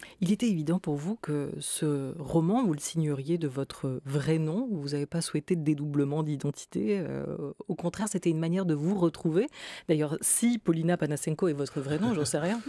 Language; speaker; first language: French; native; French